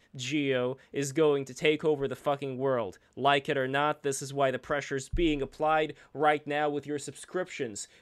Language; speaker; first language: English; early bilingual, other home language; Russian